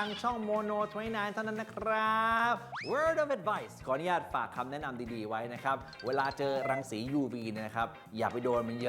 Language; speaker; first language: Thai; native; Thai